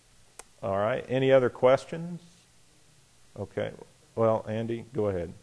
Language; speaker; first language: English; native; English